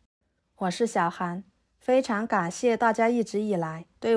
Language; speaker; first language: Chinese; native; Chinese